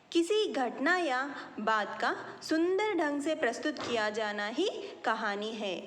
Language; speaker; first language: Hindi; non-native, local second language; Telugu